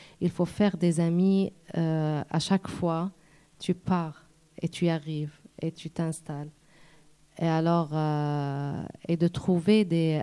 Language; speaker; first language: French; non-native, fluent; Arabic